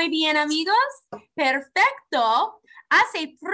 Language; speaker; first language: Spanish; non-native, fluent; English